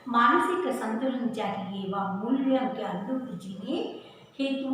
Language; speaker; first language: Hindi; non-native, local second language; Telugu